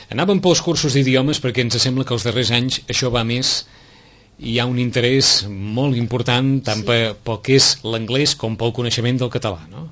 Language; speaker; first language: Catalan; native; Catalan